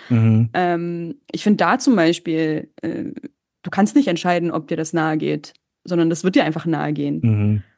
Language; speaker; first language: German; native; German